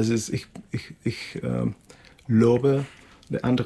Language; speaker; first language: German; non-native, learner; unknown